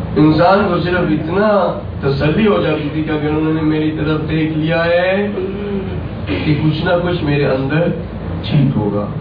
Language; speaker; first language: Urdu; native; Urdu